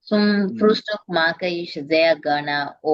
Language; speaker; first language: German; non-native, fluent; Tamil